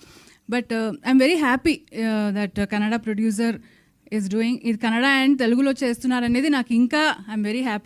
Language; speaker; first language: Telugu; non-native, local second language; Kannada